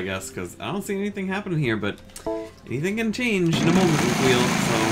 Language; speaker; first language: English; native; English